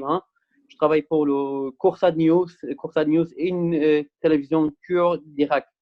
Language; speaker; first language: French; non-native, fluent; Kurdish